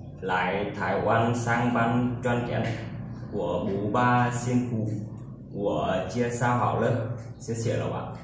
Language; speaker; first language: Chinese; non-native, learner; Vietnamese